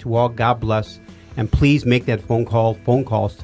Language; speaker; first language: English; native; English